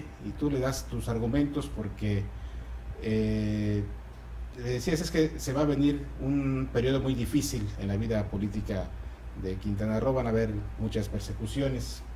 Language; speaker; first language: Spanish; native; Spanish